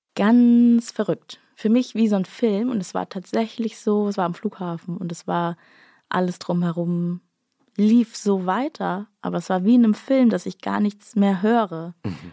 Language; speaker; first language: German; native; German